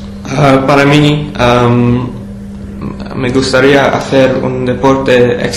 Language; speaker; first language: Spanish; non-native, learner; English